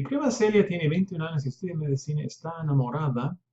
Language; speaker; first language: Spanish; non-native, fluent; English